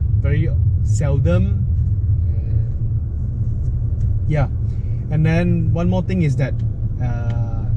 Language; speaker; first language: English; non-native, local second language; Min Nan Chinese